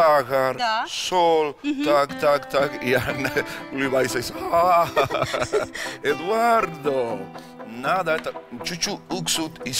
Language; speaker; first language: Russian; non-native, learner; Spanish